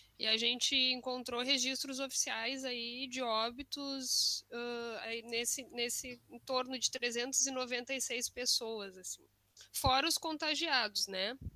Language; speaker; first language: Portuguese; native; Portuguese